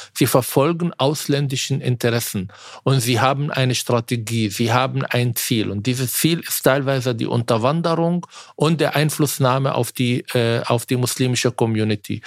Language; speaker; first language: German; non-native, fluent; Arabic